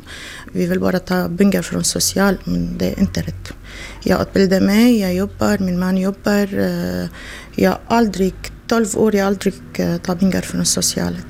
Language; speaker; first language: Swedish; non-native, learner; Arabic